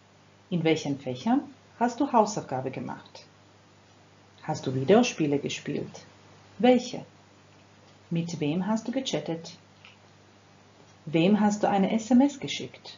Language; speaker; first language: German; non-native, fluent; Croatian